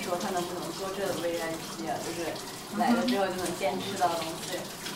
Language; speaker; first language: Chinese; native; Chinese